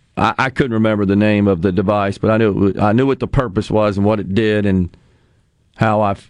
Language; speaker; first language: English; native; English